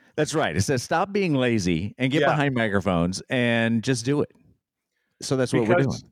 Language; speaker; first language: English; native; English